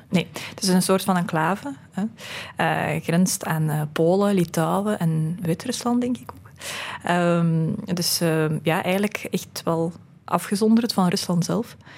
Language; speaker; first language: Dutch; early bilingual, other home language; Russian